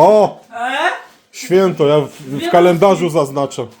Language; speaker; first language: Polish; native; Polish